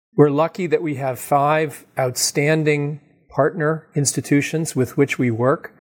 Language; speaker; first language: English; native; English